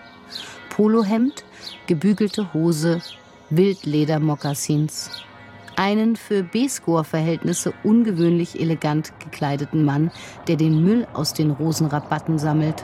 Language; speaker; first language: German; native; German